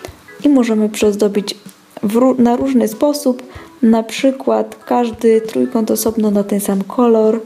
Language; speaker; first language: Polish; native; Polish